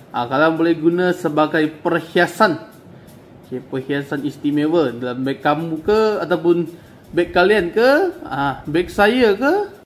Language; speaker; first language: Malay; non-native, local second language; Chinese